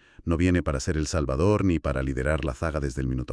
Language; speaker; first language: Spanish; native; Spanish